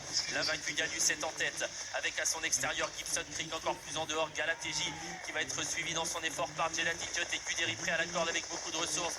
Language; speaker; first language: French; native; French